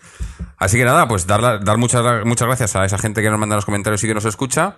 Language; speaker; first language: Spanish; native; Spanish